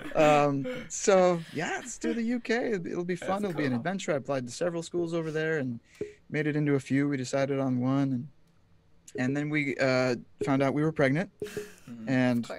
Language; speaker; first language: English; native; English